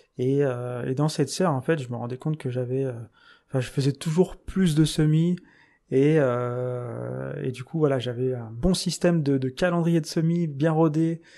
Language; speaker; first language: French; native; French